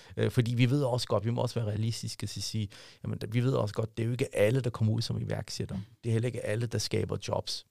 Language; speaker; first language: Danish; early bilingual, other home language; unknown